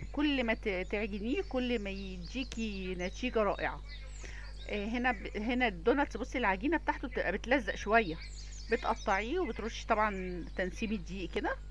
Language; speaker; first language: Arabic; native; Arabic